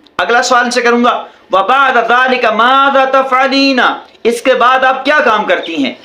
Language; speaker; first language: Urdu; native; Urdu